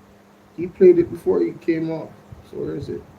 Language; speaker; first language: English; native; English